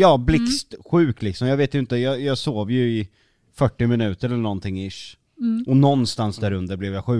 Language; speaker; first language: Swedish; native; Swedish